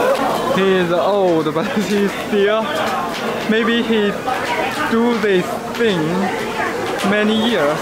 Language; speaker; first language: English; non-native, local second language; Chinese